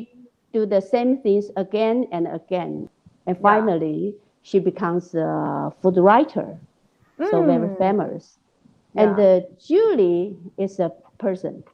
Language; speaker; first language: English; non-native, learner; Chinese